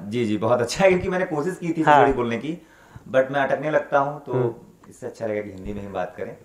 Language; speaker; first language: Hindi; native; Hindi